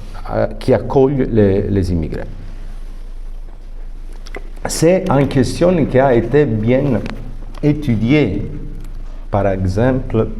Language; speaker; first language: French; non-native, fluent; Italian